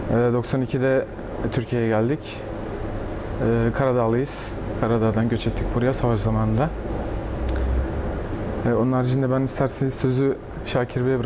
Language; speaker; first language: Turkish; early bilingual, other home language; Bosnian